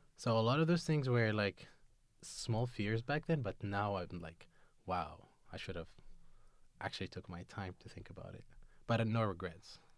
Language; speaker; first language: English; non-native, fluent; Arabic